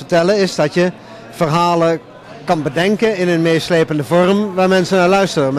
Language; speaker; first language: Dutch; native; Dutch